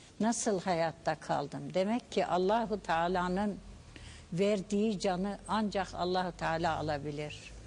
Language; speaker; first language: Turkish; non-native, local second language; Kurdish